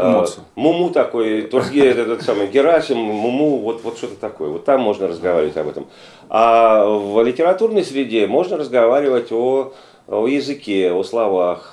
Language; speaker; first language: Russian; native; Russian